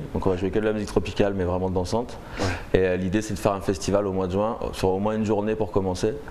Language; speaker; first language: French; native; French